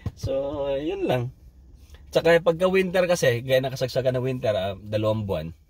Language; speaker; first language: Filipino; non-native, local second language; Cebuano